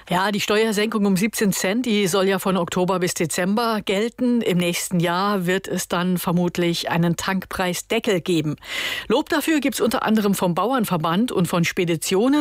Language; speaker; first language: German; native; German